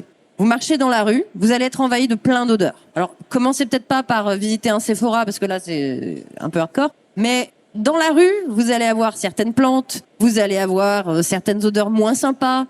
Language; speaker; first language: French; native; French